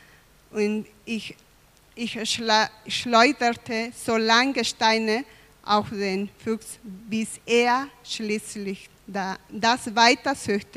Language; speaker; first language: German; non-native, fluent; Spanish